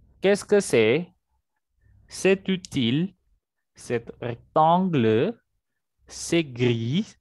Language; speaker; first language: French; non-native, fluent; Indonesian